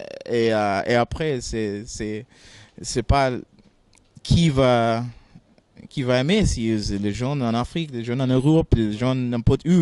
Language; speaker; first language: French; non-native, fluent; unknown